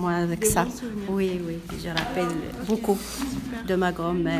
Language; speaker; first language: French; non-native, learner; Arabic